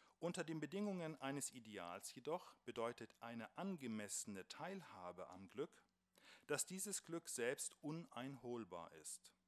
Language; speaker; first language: German; native; German